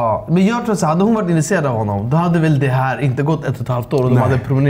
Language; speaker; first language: Swedish; native; Swedish